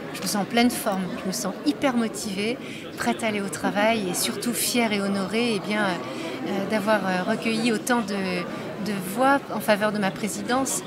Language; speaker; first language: French; native; French